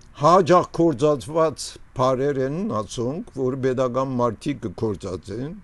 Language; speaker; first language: Armenian; early bilingual, heritage; Armenian